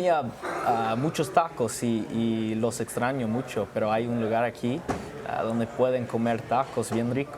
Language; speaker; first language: Spanish; non-native, fluent; English